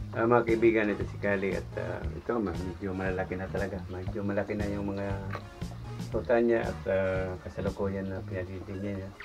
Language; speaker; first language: Filipino; non-native, local second language; Cebuano